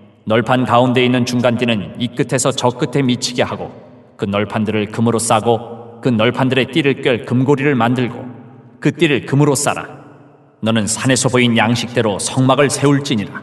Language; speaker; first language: Korean; native; Korean